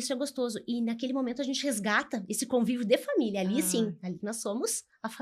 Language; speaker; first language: Portuguese; native; Portuguese